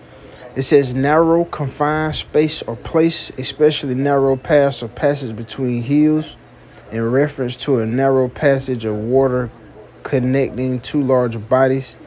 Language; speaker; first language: English; native; English